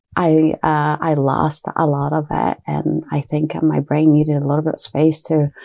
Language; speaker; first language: English; early bilingual, other home language; Japanese